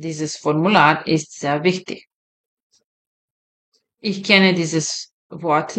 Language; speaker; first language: German; non-native, fluent; Serbian